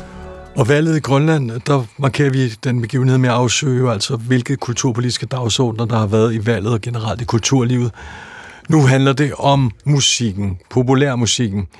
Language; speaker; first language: Danish; native; Danish